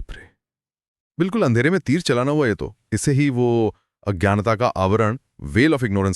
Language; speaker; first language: Hindi; native; Hindi